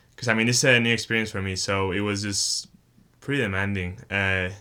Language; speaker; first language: English; non-native, fluent; Spanish